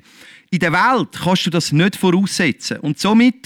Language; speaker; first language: German; native; German